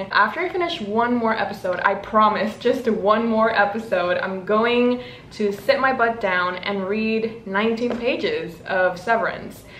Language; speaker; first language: English; non-native, fluent; Spanish